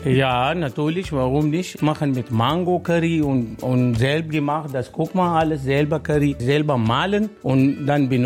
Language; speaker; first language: German; non-native, learner; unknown